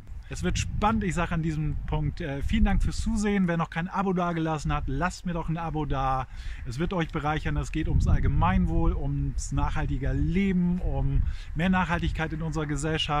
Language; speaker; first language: German; native; German